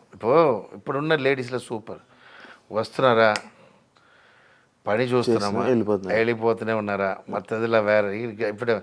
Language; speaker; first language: Telugu; non-native, learner; Tamil